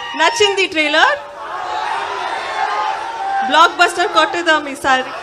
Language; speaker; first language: Telugu; non-native, learner; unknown